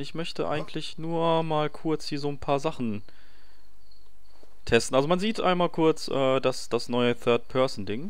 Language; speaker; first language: German; native; German